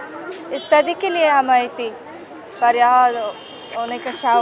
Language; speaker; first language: Hindi; non-native, learner; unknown